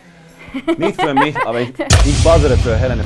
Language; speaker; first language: German; non-native, learner; Finnish